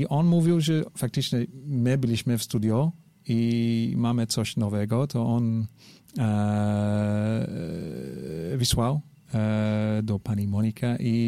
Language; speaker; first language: Polish; non-native, learner; English